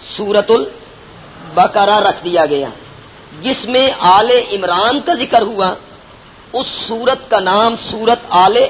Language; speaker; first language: Urdu; non-native, local second language; Punjabi